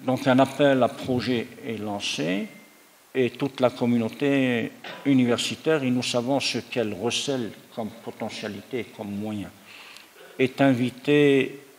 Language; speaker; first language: French; non-native, local second language; Arabic